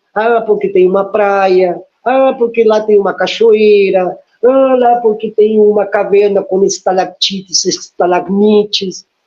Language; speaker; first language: Portuguese; non-native, fluent; Spanish